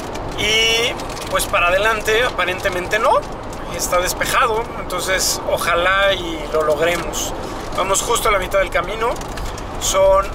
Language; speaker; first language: Spanish; native; Spanish